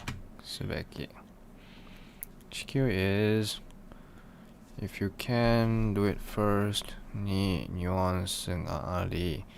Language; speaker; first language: Japanese; non-native, learner; English